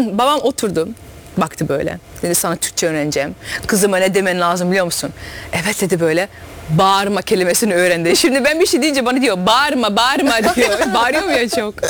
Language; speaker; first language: Turkish; early bilingual, heritage; Turkish